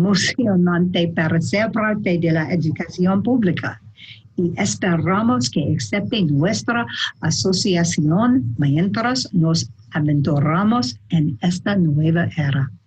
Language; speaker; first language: Spanish; non-native, learner; English